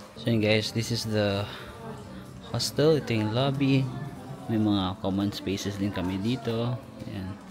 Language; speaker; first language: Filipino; non-native, local second language; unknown